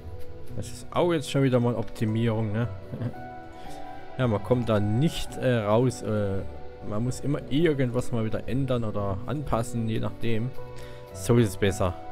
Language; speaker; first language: German; native; German